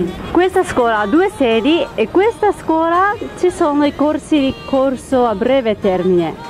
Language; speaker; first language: Italian; non-native, fluent; Japanese